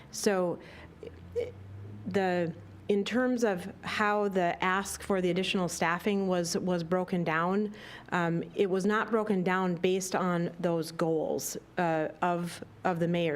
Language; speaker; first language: English; native; English